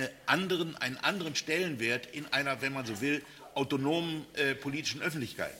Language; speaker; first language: German; native; German